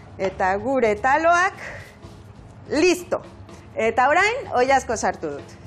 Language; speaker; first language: Basque; non-native, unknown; Spanish